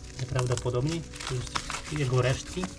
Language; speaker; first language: Polish; native; Polish